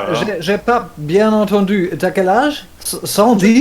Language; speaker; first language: French; non-native, learner; German